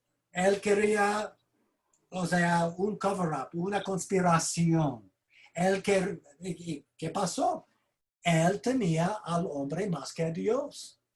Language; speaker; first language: Spanish; non-native, fluent; English